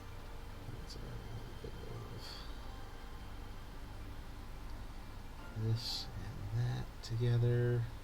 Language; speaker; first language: English; native; English